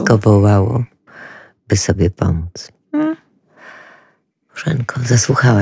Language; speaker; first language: Polish; native; Polish